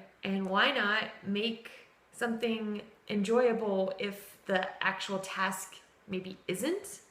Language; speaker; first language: English; native; English